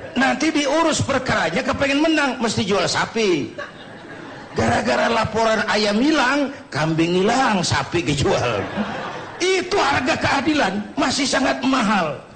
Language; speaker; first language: Indonesian; native; Indonesian